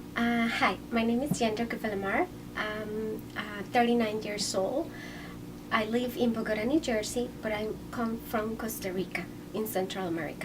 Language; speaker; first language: English; non-native, fluent; Spanish